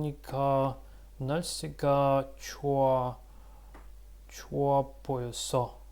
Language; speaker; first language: Korean; non-native, learner; Russian